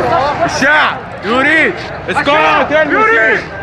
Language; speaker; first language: Arabic; native; Arabic